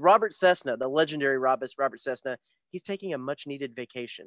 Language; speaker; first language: English; native; English